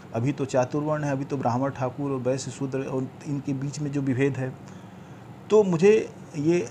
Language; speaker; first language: Hindi; native; Hindi